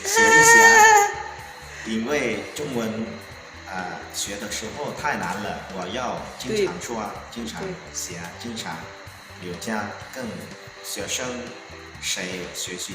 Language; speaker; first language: Chinese; non-native, learner; Lao